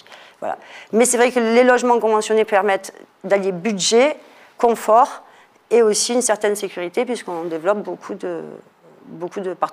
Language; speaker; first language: French; native; French